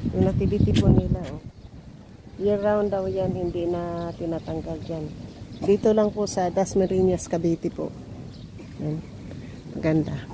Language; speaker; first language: Filipino; non-native, local second language; Cebuano